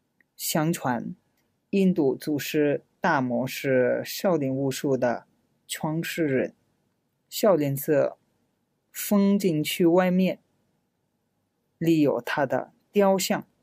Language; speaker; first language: Chinese; non-native, fluent; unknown